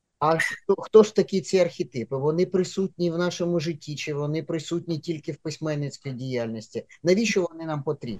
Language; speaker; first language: Ukrainian; non-native, local second language; Russian